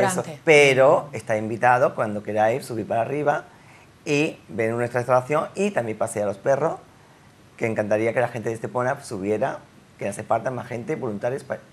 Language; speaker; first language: Spanish; native; Spanish